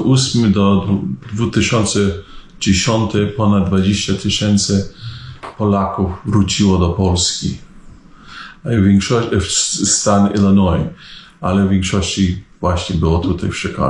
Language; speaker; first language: Polish; early bilingual, heritage; Polish